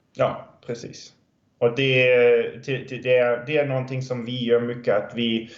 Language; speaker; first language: Swedish; non-native, fluent; German